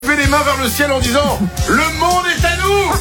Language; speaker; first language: French; native; French